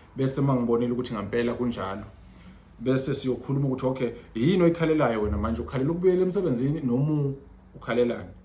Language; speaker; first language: Zulu; native; Zulu